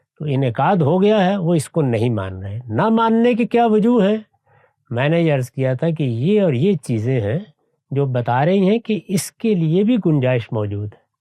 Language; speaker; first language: Urdu; native; Urdu